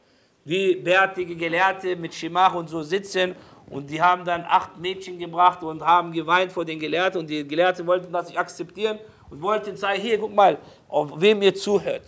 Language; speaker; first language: German; non-native, fluent; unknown